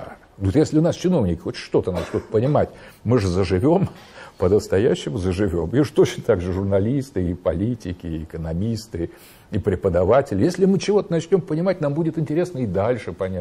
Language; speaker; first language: Russian; native; Russian